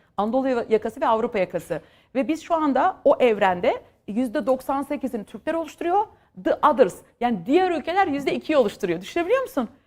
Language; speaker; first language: Turkish; native; Turkish